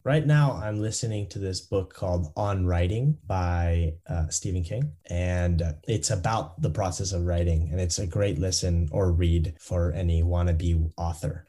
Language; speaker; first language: English; native; English